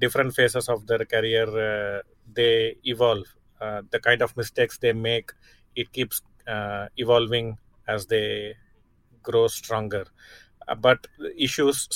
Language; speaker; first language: English; non-native, local second language; Tamil